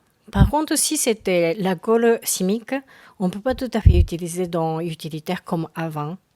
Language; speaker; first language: French; non-native, learner; Japanese